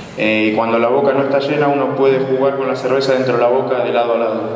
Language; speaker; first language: Spanish; native; Spanish